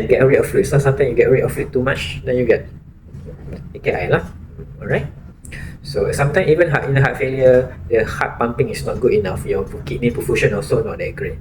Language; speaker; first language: English; non-native, local second language; Malay